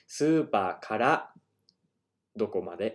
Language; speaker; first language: Japanese; non-native, fluent; English